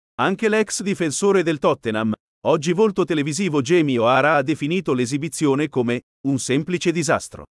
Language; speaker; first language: Italian; native; Italian